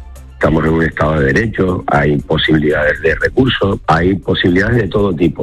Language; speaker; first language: Spanish; native; Spanish